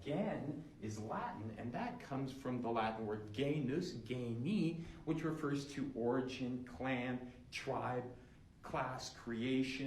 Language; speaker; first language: English; native; English